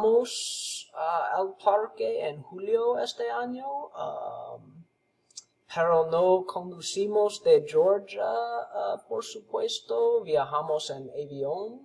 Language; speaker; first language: Spanish; non-native, learner; English